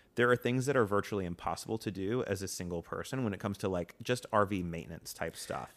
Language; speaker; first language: English; native; English